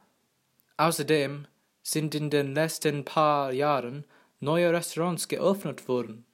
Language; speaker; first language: German; non-native, learner; English